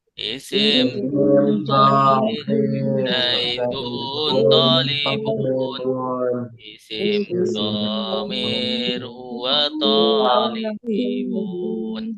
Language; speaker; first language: Arabic; non-native, fluent; Indonesian